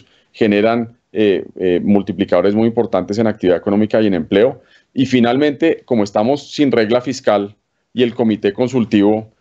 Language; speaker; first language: Spanish; native; Spanish